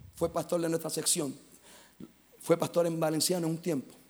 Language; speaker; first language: Spanish; native; Spanish